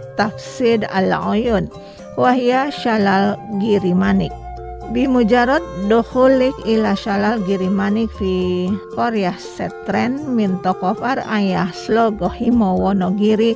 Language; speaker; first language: Arabic; non-native, fluent; Indonesian